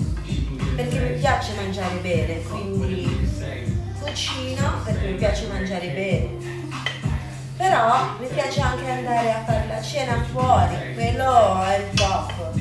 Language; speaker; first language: Italian; early bilingual, other home language; Filipino